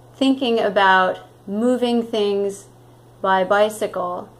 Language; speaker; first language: English; native; English